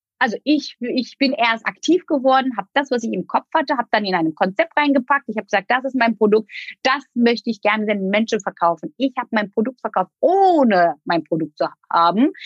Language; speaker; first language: German; non-native, fluent; Turkish